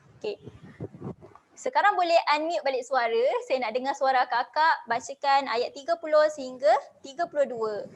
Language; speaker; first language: Malay; native; Malay